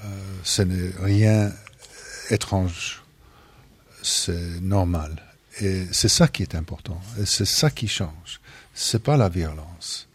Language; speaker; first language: French; non-native, fluent; English